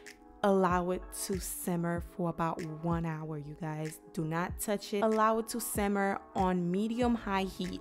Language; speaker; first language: English; native; English